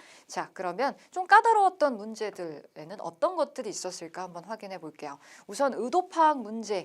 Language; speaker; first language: Korean; native; Korean